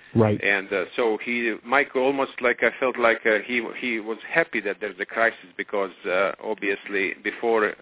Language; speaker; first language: English; non-native, fluent; Croatian